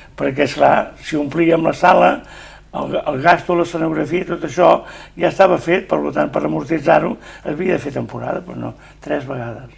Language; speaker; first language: Catalan; native; Catalan